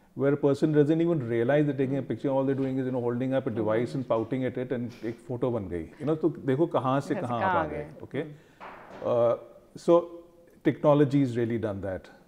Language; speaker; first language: English; non-native, local second language; Hindi